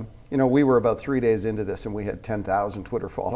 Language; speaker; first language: English; native; English